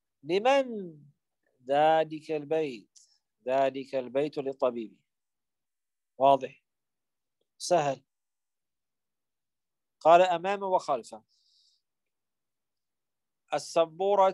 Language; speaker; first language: Arabic; non-native, fluent; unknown